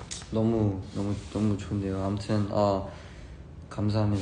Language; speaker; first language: Korean; early bilingual, heritage; Korean